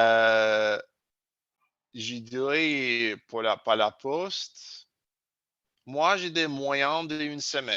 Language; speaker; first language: French; non-native, learner; English